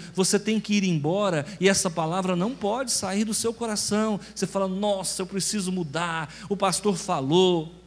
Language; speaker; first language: Portuguese; native; Portuguese